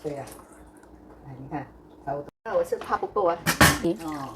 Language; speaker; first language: Chinese; native; Chinese